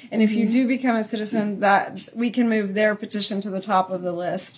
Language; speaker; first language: English; early bilingual, other home language; Spanish